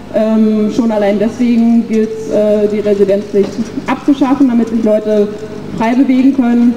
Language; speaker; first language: German; native; German